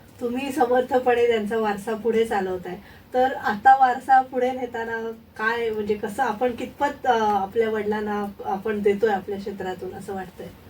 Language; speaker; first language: Marathi; native; Marathi